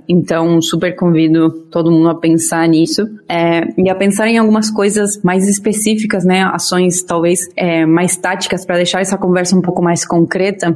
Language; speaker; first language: Portuguese; non-native, fluent; Spanish